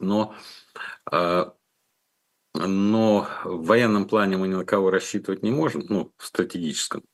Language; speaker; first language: Russian; native; Russian